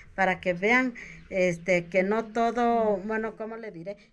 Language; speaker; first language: Spanish; non-native, local second language; Mixtepec Mixtec